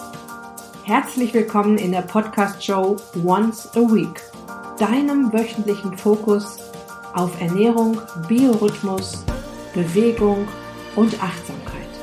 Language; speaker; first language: German; native; German